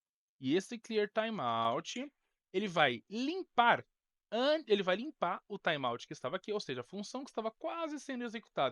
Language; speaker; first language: Portuguese; native; Portuguese